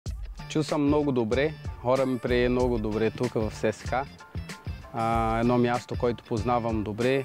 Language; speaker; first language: Bulgarian; non-native, learner; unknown